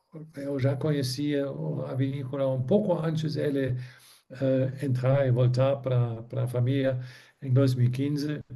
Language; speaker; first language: Portuguese; non-native, fluent; German